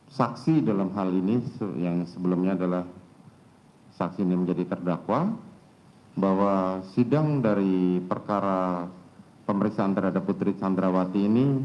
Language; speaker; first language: Indonesian; native; Indonesian